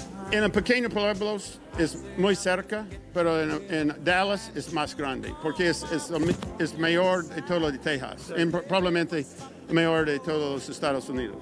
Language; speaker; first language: Spanish; non-native, learner; English